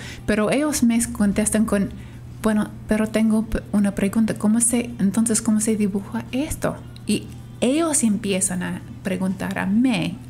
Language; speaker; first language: Spanish; non-native, fluent; English